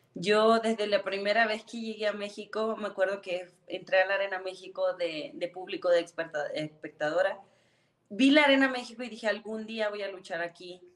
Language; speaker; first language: Spanish; native; Spanish